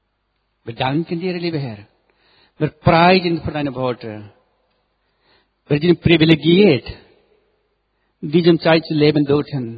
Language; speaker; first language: German; non-native, learner; Nepali